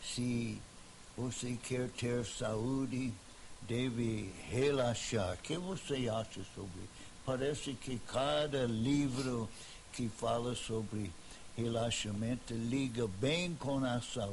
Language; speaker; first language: Portuguese; non-native, fluent; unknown